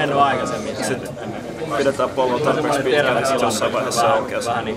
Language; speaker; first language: Finnish; native; Finnish